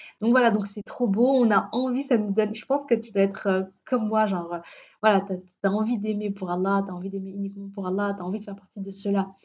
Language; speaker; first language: French; early bilingual, other home language; Arabic